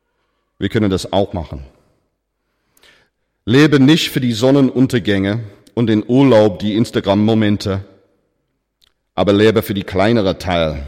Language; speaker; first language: German; non-native, fluent; English